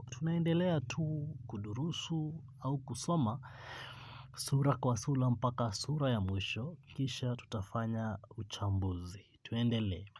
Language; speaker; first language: Swahili; non-native, local second language; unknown